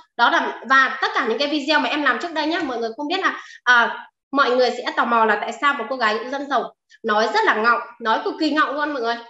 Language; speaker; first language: Vietnamese; non-native, local second language; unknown